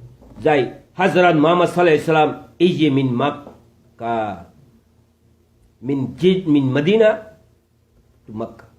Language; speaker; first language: Arabic; non-native, local second language; Rohingya